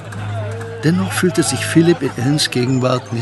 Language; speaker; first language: German; native; German